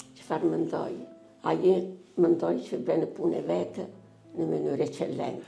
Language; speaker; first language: Albanian; non-native, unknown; Italian